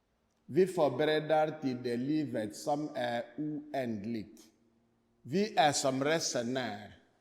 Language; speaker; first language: Swedish; non-native, fluent; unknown